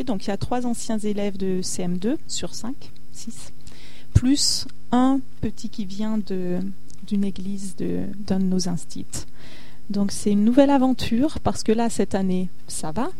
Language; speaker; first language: French; native; French